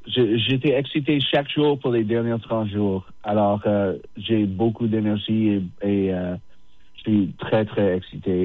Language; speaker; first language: French; non-native, local second language; English